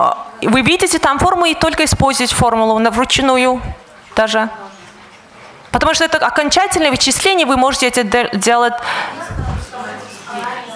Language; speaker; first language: Russian; non-native, fluent; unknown